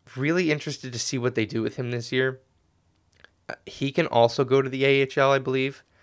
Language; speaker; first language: English; native; English